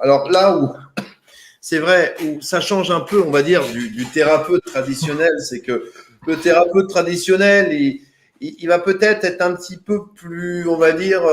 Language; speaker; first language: French; native; French